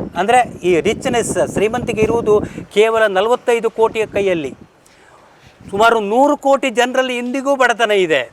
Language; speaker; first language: Kannada; native; Kannada